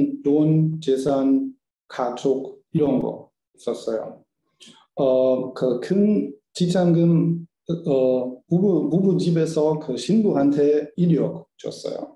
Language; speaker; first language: Korean; non-native, learner; German